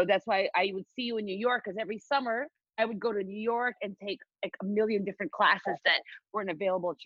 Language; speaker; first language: English; non-native, local second language; Filipino